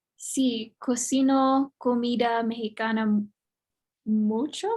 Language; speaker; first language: Spanish; non-native, learner; English